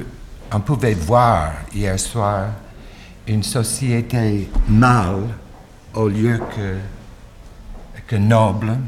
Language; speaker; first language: French; non-native, fluent; English